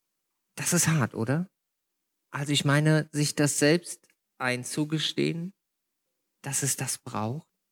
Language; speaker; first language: German; native; German